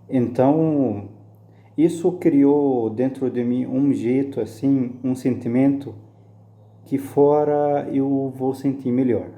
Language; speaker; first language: Portuguese; non-native, fluent; Arabic